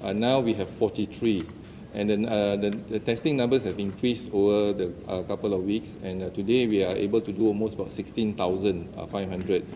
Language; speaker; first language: English; non-native, local second language; Malay